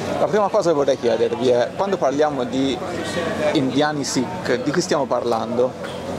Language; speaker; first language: Italian; native; Italian